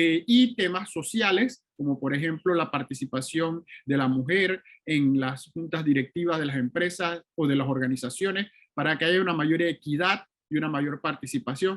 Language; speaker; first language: Spanish; native; Spanish